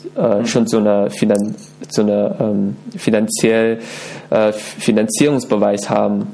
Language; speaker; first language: German; non-native, fluent; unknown